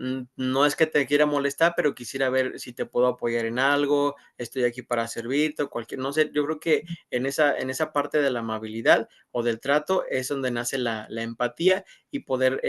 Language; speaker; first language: Spanish; native; Spanish